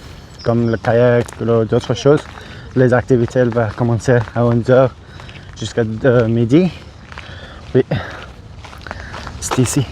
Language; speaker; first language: French; non-native, learner; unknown